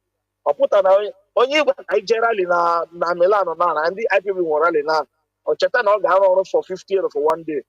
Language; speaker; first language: English; non-native, local second language; Igbo